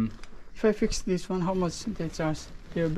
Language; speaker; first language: English; non-native, learner; Nepali